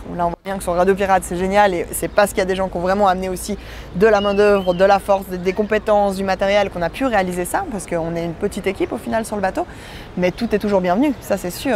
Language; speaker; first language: French; native; French